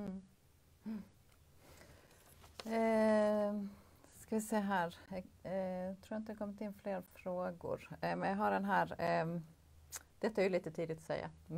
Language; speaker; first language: Swedish; native; Swedish